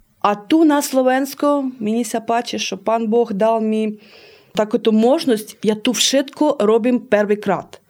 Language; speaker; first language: Ukrainian; early bilingual, heritage; Slovak